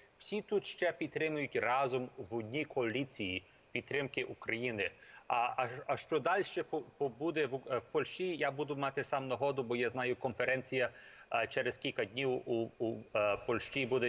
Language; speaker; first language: Ukrainian; early bilingual, heritage; English